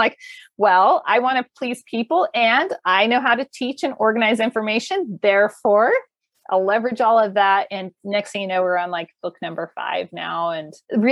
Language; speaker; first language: English; native; English